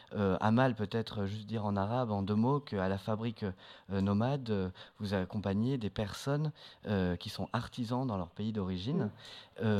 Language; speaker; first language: French; native; French